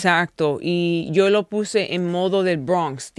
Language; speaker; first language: Spanish; early bilingual, heritage; English